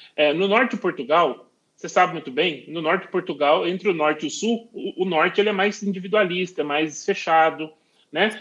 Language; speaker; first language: Portuguese; native; Portuguese